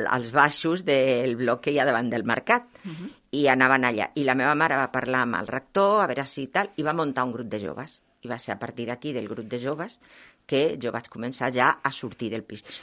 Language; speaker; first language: Catalan; non-native, local second language; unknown